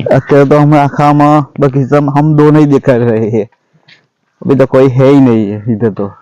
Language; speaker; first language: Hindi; non-native, local second language; Gujarati